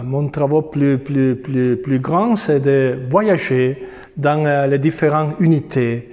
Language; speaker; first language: French; non-native, fluent; Italian